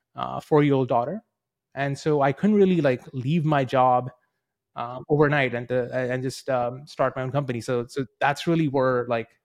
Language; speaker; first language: English; early bilingual, other home language; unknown